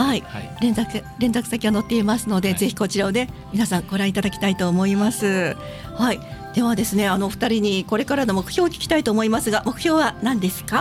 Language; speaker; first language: Japanese; native; Japanese